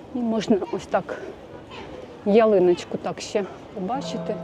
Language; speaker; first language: Ukrainian; non-native, local second language; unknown